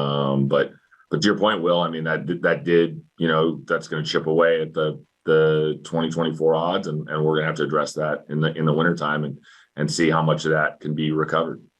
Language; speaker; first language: English; native; English